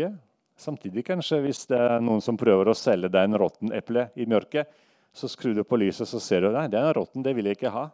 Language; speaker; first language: Norwegian; non-native, fluent; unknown